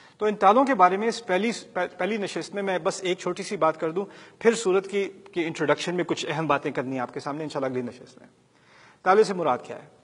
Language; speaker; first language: Urdu; early bilingual, heritage; Urdu